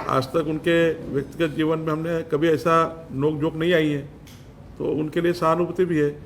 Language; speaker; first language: Hindi; non-native, local second language; Marathi